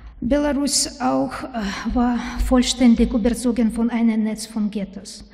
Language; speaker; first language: German; non-native, learner; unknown